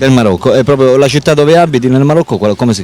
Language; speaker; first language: Italian; native; Italian